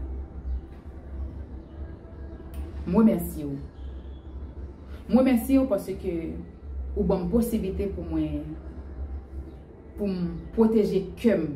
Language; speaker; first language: French; non-native, learner; Haitian Creole